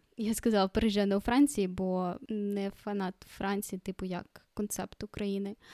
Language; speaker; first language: Ukrainian; non-native, local second language; Russian